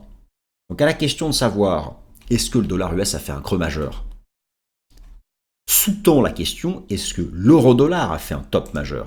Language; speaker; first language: French; native; French